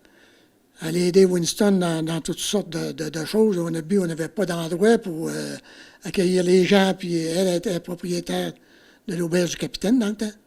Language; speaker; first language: French; native; French